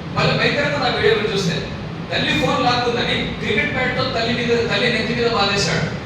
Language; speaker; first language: Telugu; non-native, local second language; Urdu